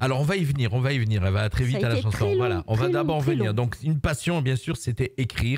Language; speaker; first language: French; native; French